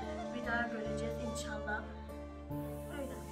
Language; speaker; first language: Turkish; early bilingual, heritage; Turkish